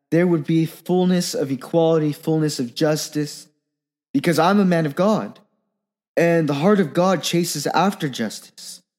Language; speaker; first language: English; native; English